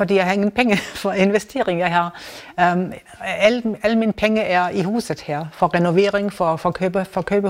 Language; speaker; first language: Danish; non-native, learner; German